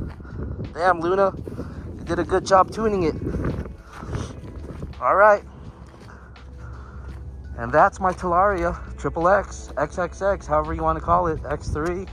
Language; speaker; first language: English; native; English